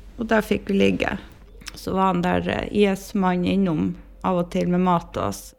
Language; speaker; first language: Norwegian; native; Norwegian